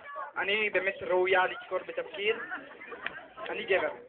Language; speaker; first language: Hebrew; native; Hebrew